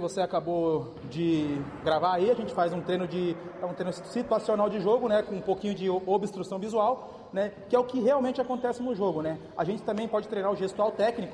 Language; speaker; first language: Portuguese; native; Portuguese